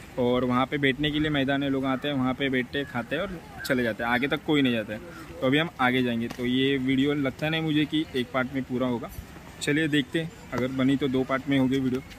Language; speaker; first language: Hindi; non-native, local second language; Marathi